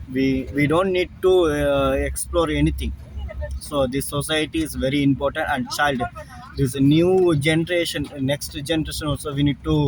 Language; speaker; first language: English; non-native, local second language; Tamil